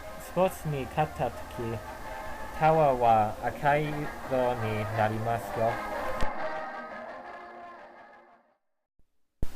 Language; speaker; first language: Japanese; non-native, learner; English